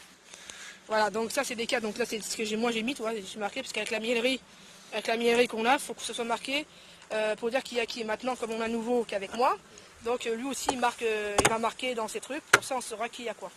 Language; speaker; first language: French; native; French